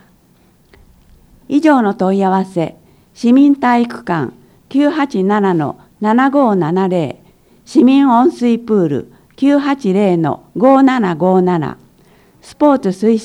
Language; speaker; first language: Japanese; native; Japanese